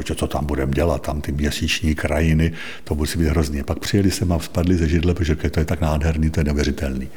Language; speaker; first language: Czech; native; Czech